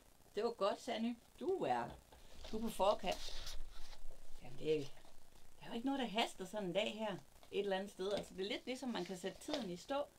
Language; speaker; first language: Danish; native; Danish